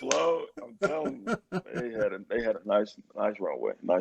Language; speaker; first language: English; native; English